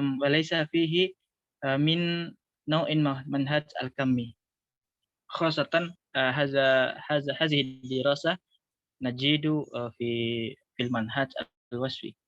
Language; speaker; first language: Arabic; non-native, learner; Indonesian